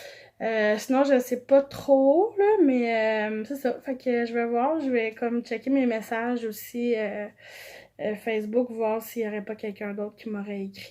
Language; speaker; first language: French; native; French